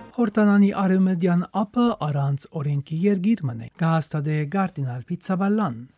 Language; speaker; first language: Armenian; early bilingual, heritage; Armenian